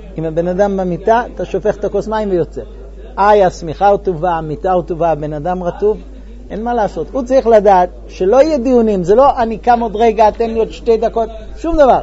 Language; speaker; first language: Hebrew; non-native, fluent; English